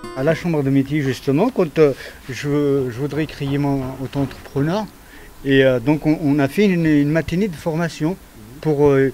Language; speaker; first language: French; non-native, fluent; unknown